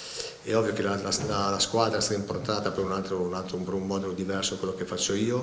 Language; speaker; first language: Italian; native; Italian